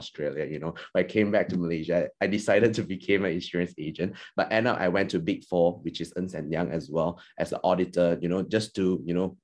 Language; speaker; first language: English; non-native, local second language; Chinese